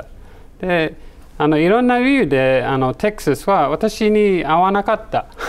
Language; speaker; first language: Japanese; non-native, learner; English